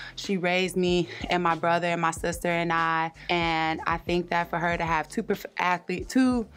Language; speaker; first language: English; native; English